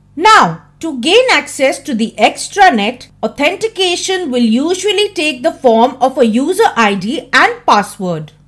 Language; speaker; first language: English; non-native, local second language; Hindi